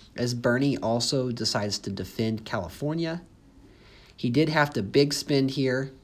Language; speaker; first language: English; native; English